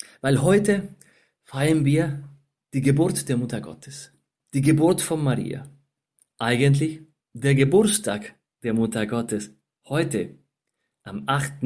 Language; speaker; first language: German; non-native, fluent; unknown